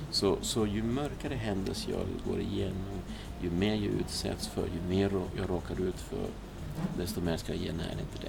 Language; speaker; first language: Swedish; early bilingual, other home language; Spanish